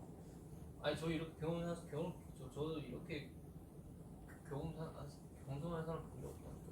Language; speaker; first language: Korean; non-native, fluent; Chinese